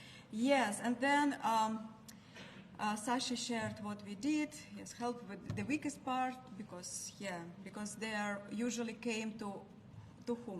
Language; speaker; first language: English; non-native, learner; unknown